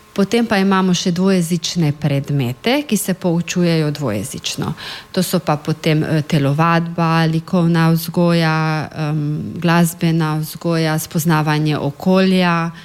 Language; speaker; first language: Slovenian; native; Slovenian